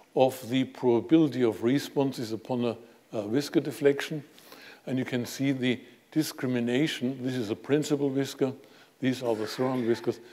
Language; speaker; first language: English; non-native, fluent; German